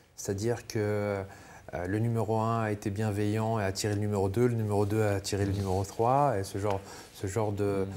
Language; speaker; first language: French; native; French